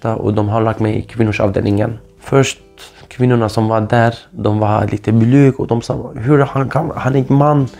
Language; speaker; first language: Swedish; non-native, fluent; Kurdish